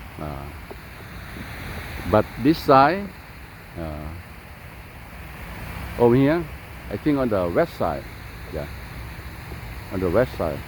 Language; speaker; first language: English; non-native, learner; Lao